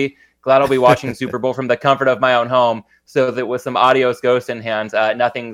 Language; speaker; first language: English; native; English